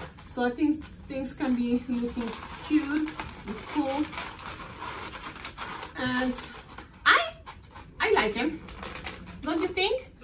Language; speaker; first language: English; non-native, fluent; Spanish